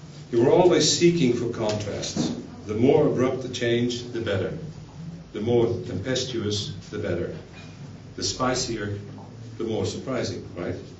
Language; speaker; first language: English; non-native, fluent; Dutch